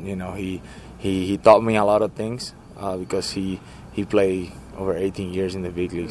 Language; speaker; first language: English; non-native, fluent; Spanish